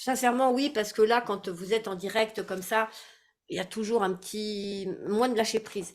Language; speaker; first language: French; native; French